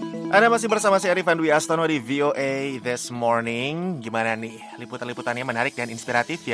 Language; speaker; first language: Indonesian; native; Indonesian